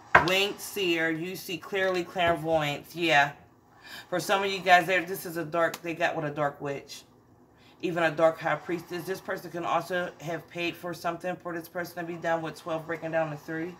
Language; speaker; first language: English; native; English